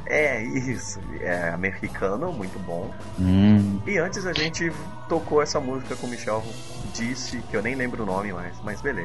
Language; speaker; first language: Portuguese; native; Portuguese